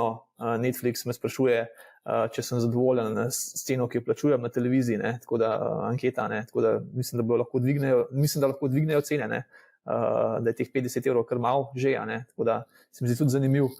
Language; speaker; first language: Slovenian; native; Slovenian